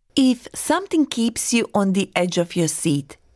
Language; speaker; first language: English; non-native, fluent; Croatian